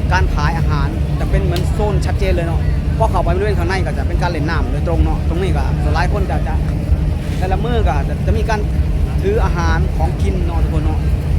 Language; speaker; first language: Thai; native; Thai